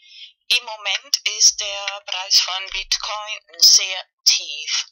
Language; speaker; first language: German; non-native, fluent; Spanish